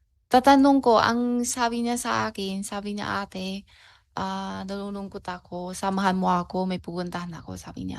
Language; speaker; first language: Filipino; non-native, learner; Chinese